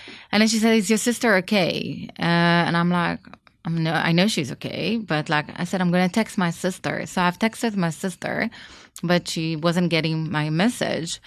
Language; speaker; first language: English; non-native, fluent; Hebrew